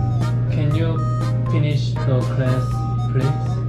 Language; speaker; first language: English; non-native, learner; Korean